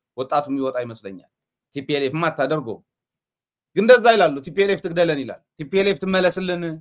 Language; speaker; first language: Amharic; non-native, local second language; Tigrinya